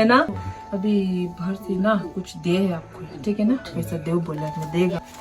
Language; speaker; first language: Hindi; non-native, local second language; Tibetan